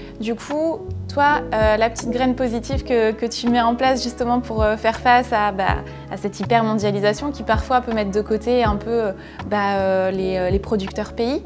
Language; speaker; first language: French; native; French